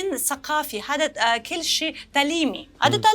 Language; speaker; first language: Arabic; non-native, learner; Russian